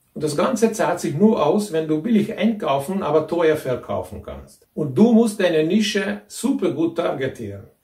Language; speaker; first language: German; non-native, fluent; Hungarian